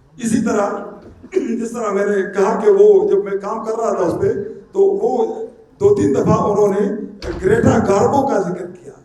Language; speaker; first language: Urdu; non-native, local second language; Pashto